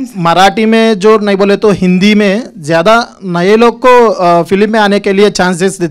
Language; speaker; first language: Hindi; non-native, local second language; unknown